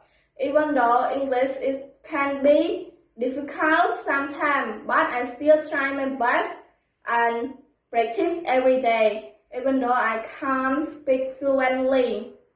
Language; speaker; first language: English; non-native, learner; Khmer